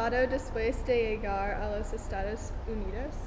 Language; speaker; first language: Spanish; non-native, learner; English